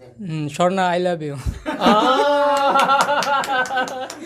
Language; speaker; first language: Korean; non-native, learner; Bangla